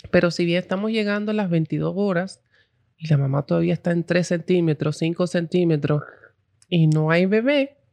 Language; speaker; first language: Spanish; early bilingual, heritage; Spanish